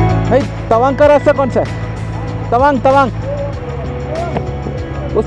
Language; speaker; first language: Hindi; non-native, local second language; Malayalam